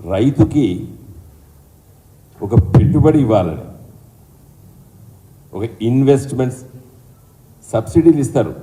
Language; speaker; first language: Telugu; native; Telugu